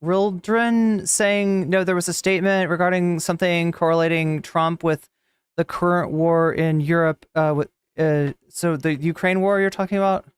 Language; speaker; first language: English; native; English